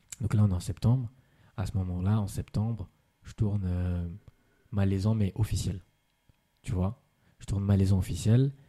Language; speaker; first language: French; native; French